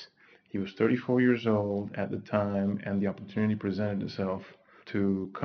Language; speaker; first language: English; non-native, fluent; Spanish